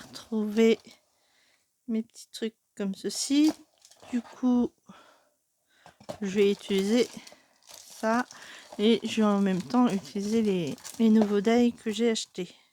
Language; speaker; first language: French; native; French